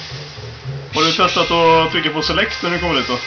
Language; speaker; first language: Swedish; native; Swedish